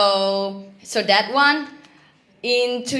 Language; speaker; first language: English; non-native, learner; Vietnamese